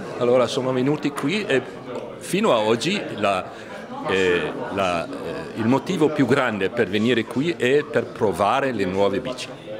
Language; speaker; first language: Italian; non-native, fluent; German